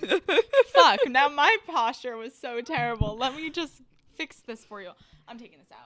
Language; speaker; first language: English; native; English